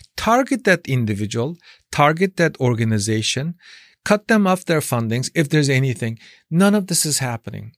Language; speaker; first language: English; non-native, fluent; Chinese